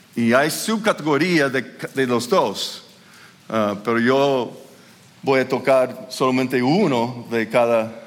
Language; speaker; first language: Spanish; non-native, fluent; English